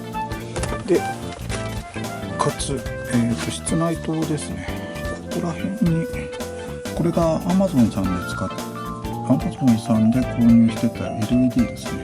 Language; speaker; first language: Japanese; native; Japanese